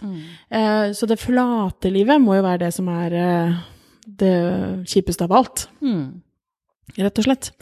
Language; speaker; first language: Norwegian; native; Norwegian